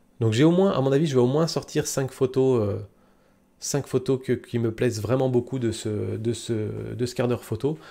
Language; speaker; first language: French; native; French